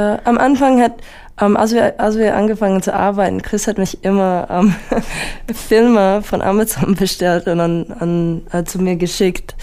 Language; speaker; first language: German; non-native, learner; English